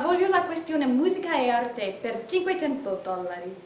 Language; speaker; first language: Italian; non-native, learner; English